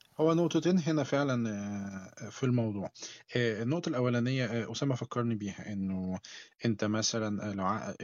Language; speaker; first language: Arabic; native; Arabic